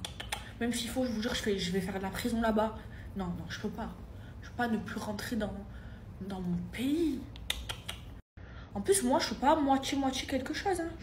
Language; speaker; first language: French; native; French